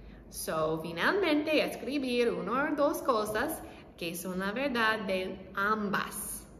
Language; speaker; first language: Spanish; non-native, learner; English